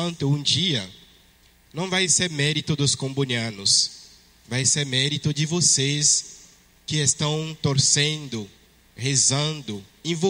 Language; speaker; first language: Portuguese; non-native, fluent; French